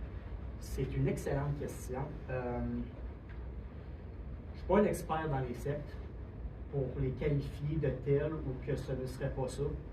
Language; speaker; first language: French; native; French